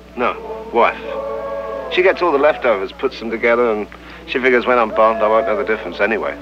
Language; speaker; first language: English; native; English